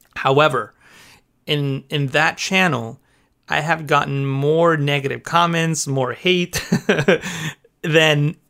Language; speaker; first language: English; early bilingual, other home language; Spanish